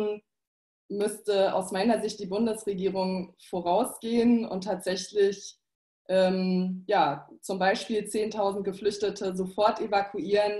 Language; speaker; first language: German; native; German